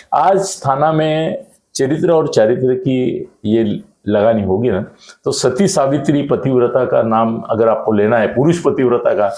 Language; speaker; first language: Hindi; non-native, local second language; Marathi